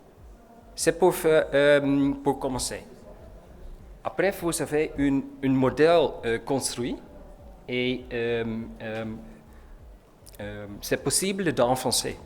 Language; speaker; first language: French; non-native, learner; Dutch